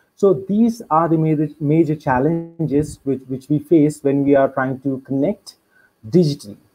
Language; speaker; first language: English; non-native, local second language; Hindi